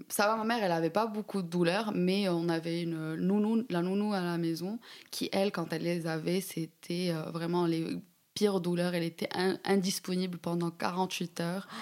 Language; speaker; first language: French; non-native, local second language; Arabic